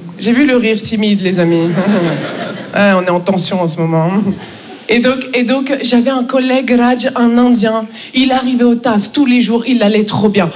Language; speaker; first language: French; native; French